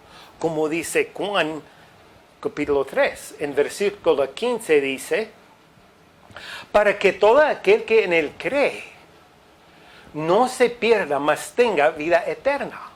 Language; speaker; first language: Spanish; non-native, fluent; English